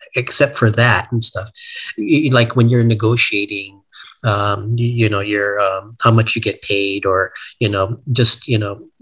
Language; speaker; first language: English; native; English